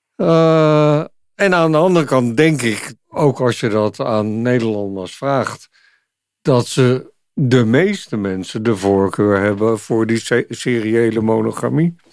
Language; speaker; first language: Dutch; native; Dutch